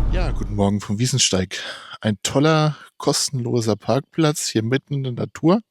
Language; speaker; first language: German; native; German